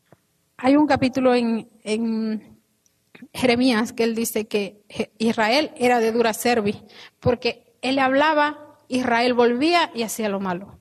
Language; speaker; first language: Spanish; native; Spanish